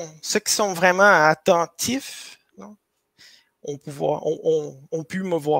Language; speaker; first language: French; non-native, fluent; Portuguese